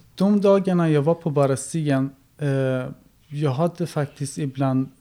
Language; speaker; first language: Swedish; non-native, fluent; Persian